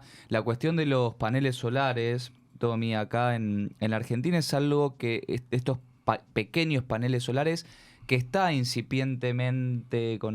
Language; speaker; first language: Spanish; native; Spanish